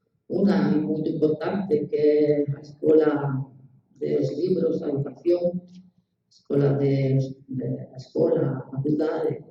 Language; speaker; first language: Portuguese; non-native, learner; Spanish